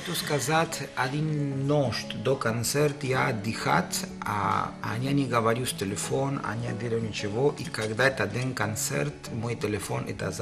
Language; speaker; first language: Russian; non-native, learner; Spanish